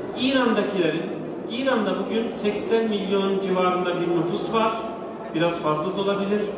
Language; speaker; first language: Turkish; native; Turkish